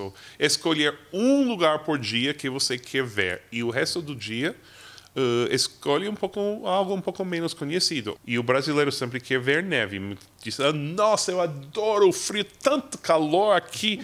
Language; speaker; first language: Portuguese; non-native, fluent; English